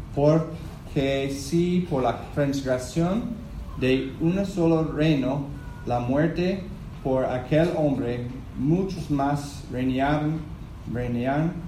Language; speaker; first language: Spanish; non-native, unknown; English